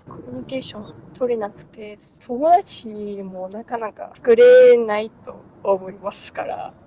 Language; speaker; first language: Japanese; non-native, fluent; French